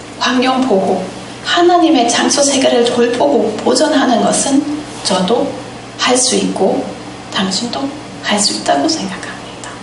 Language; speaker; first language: Korean; non-native, fluent; German